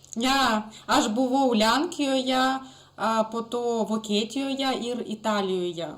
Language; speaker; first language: Lithuanian; non-native, learner; Russian